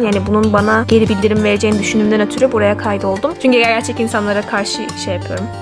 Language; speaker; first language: Turkish; native; Turkish